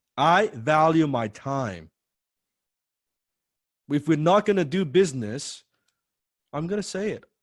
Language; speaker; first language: English; non-native, fluent; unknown